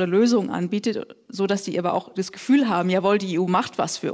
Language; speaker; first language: German; native; German